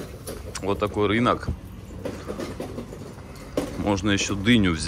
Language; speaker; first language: Russian; native; Russian